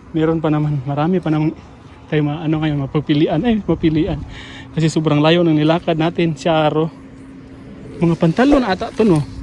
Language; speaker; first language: Filipino; non-native, local second language; Cebuano